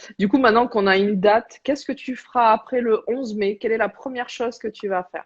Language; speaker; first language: French; native; French